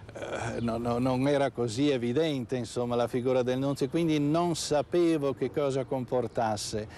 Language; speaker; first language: Italian; native; Italian